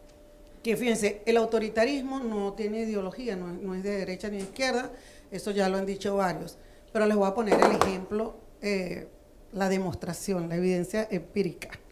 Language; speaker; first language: Spanish; native; Spanish